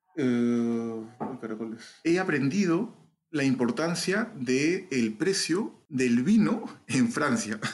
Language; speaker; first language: Spanish; native; Spanish